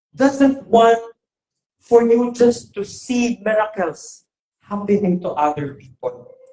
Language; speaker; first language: English; non-native, local second language; Filipino